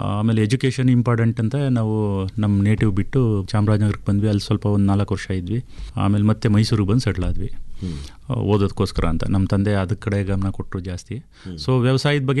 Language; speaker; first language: Kannada; native; Kannada